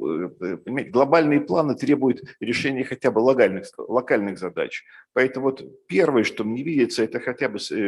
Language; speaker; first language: Russian; native; Russian